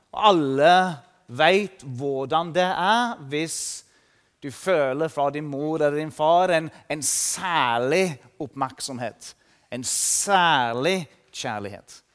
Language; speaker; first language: Norwegian; non-native, fluent; English